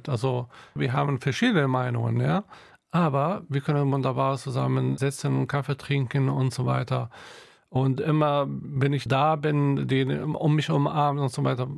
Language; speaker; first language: German; non-native, local second language; Arabic